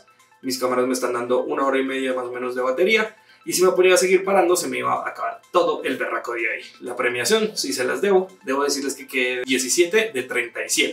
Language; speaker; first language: Spanish; native; Spanish